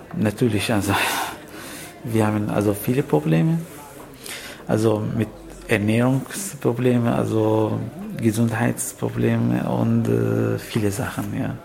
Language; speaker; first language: German; non-native, fluent; Arabic